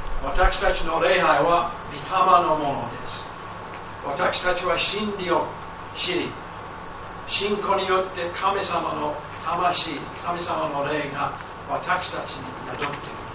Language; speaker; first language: Japanese; non-native, fluent; English